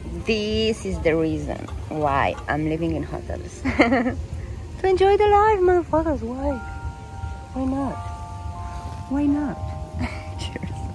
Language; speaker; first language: English; non-native, fluent; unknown